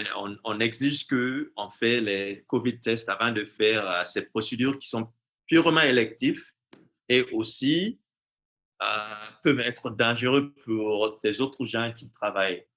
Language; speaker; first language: French; non-native, fluent; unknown